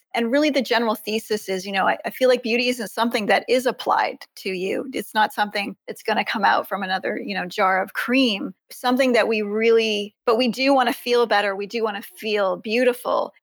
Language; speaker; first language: English; native; English